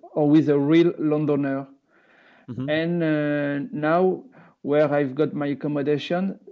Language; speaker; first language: English; non-native, learner; French